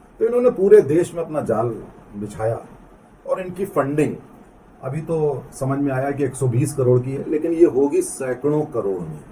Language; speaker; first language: Hindi; native; Hindi